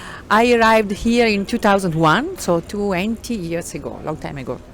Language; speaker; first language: English; non-native, fluent; Italian